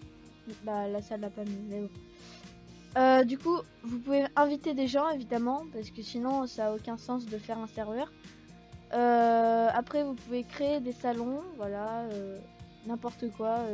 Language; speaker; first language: French; native; French